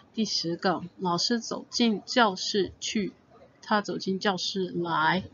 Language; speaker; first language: Chinese; non-native, fluent; English